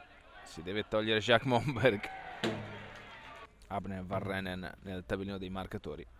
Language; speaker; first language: Italian; native; Italian